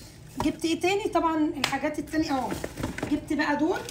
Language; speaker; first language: Arabic; native; Arabic